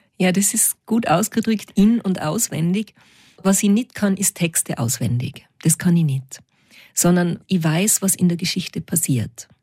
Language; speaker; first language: German; native; German